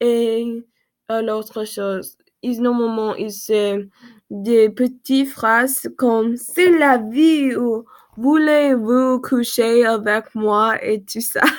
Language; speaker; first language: French; non-native, learner; English